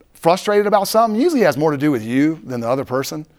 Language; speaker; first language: English; native; English